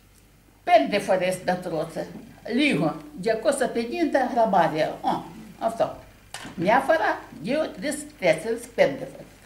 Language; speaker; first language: Greek; non-native, learner; Russian